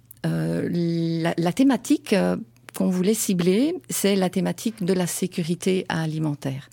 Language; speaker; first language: French; native; French